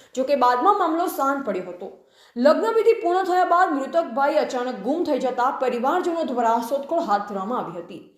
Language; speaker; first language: Gujarati; native; Gujarati